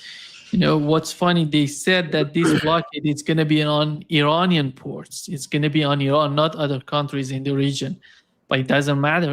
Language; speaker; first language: English; non-native, fluent; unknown